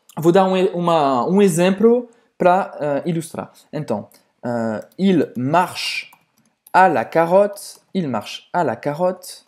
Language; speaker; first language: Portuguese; non-native, fluent; French